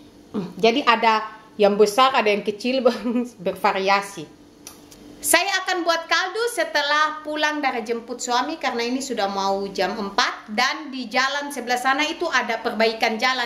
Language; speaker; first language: Indonesian; non-native, local second language; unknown